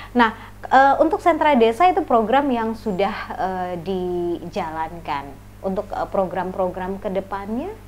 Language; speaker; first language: Indonesian; native; Indonesian